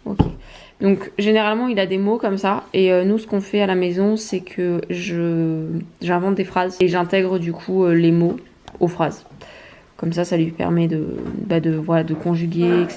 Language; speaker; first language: French; native; French